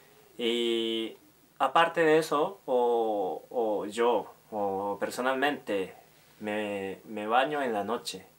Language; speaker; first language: Spanish; non-native, fluent; Japanese